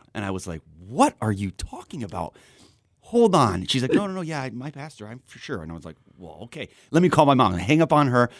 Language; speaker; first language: English; native; English